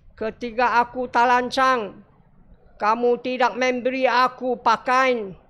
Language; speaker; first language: Malay; non-native, local second language; Chinese